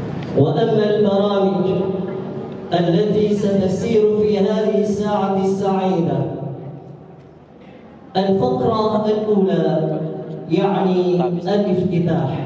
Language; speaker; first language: Arabic; non-native, learner; Indonesian